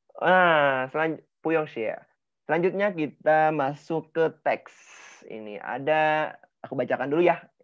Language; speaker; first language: Indonesian; native; Indonesian